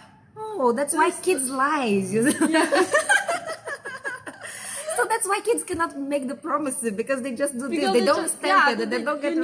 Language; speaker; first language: English; non-native, fluent; Portuguese